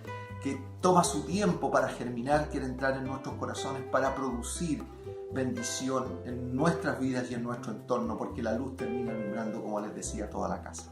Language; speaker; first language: Spanish; native; Spanish